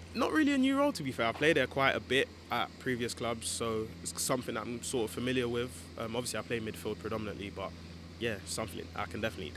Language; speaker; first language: English; native; English